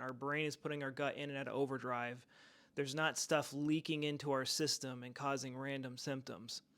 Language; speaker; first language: English; native; English